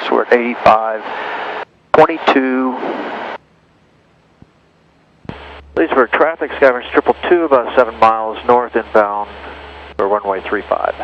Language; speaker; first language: English; native; English